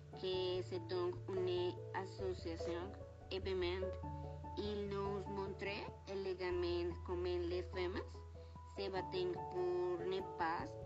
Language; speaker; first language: French; non-native, learner; Spanish